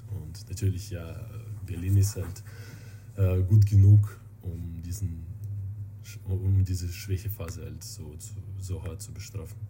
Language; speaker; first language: German; non-native, fluent; Russian